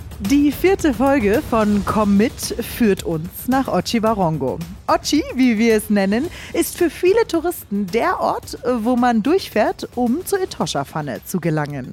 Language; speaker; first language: German; native; German